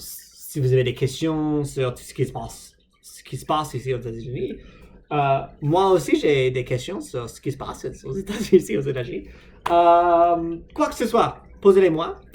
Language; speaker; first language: French; non-native, fluent; English